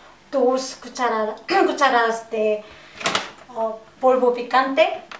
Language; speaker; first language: Spanish; non-native, learner; Korean